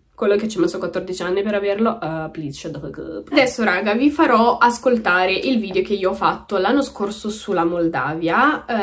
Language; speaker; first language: Italian; early bilingual, other home language; Romanian